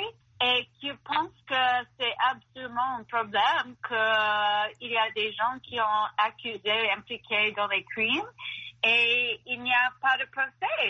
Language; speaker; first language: French; non-native, fluent; English